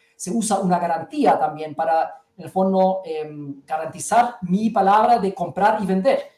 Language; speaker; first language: Spanish; early bilingual, heritage; Spanish